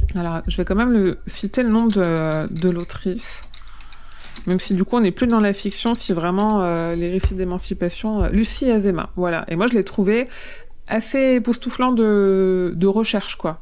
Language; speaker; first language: French; native; French